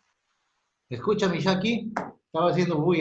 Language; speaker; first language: Spanish; native; Spanish